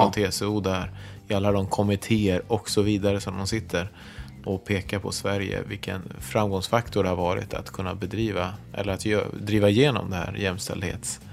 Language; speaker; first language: Swedish; native; Swedish